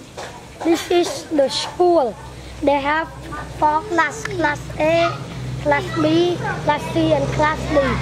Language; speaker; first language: English; non-native, learner; Khmer